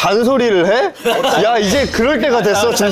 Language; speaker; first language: Korean; native; Korean